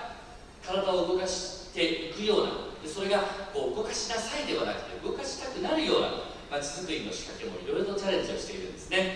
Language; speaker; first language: Japanese; native; Japanese